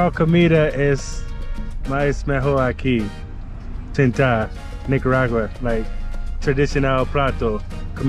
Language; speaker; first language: Spanish; non-native, learner; English